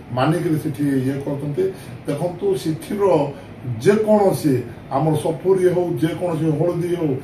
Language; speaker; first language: Odia; non-native, local second language; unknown